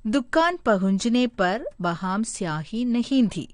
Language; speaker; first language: Hindi; non-native, local second language; Malayalam